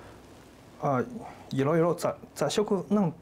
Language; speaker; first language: Japanese; non-native, learner; Chinese